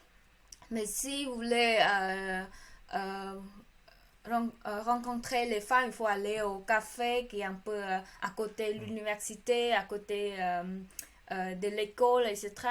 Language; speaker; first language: French; non-native, learner; Khmer